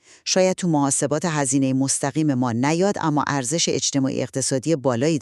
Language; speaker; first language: Persian; native; Persian